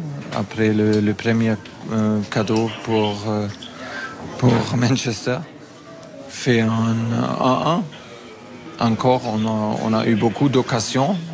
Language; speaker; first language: French; non-native, fluent; German